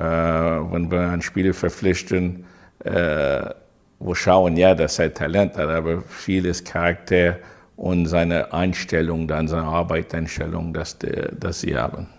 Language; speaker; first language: German; non-native, fluent; English